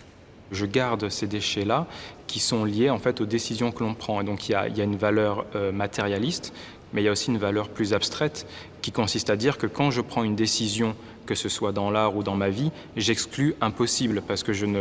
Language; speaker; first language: French; native; French